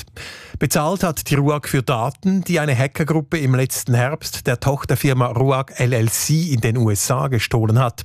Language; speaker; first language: German; native; German